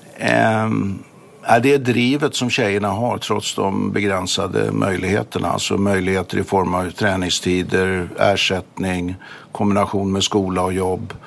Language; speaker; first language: Swedish; native; Swedish